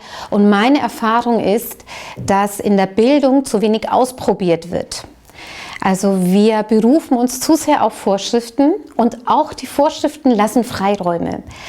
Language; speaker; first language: German; native; German